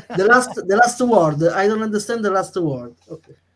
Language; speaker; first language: English; non-native, learner; Italian